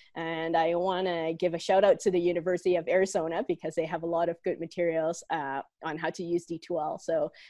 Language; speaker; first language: English; non-native, local second language; Cantonese